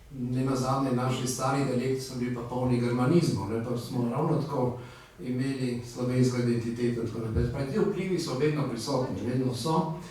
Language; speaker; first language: Slovenian; native; Slovenian